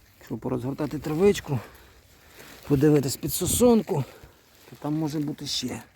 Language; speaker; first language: Ukrainian; native; Ukrainian